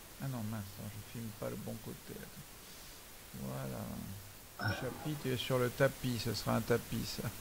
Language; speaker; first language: French; native; French